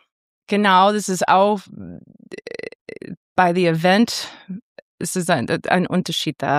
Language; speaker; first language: German; non-native, fluent; English